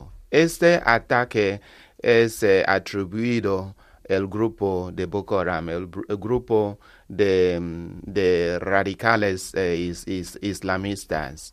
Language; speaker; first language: Spanish; non-native, learner; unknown